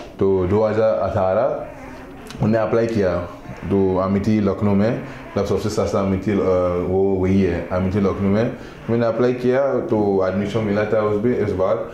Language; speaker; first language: Hindi; non-native, fluent; Igbo